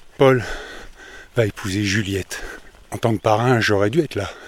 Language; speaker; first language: French; native; French